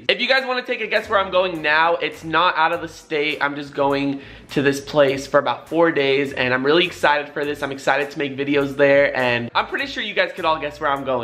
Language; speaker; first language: English; native; English